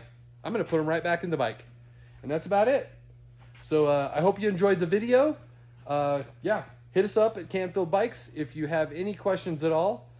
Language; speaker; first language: English; native; English